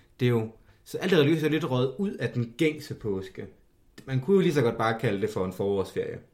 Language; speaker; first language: Danish; native; Danish